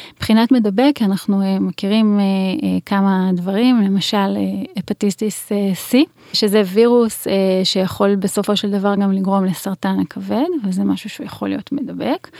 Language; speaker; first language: Hebrew; native; Hebrew